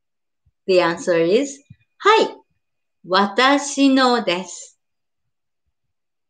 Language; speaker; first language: English; non-native, learner; Japanese